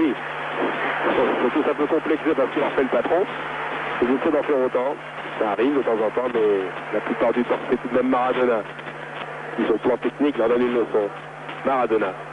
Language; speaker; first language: French; native; French